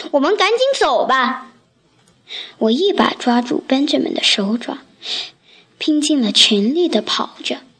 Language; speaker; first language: Chinese; native; Chinese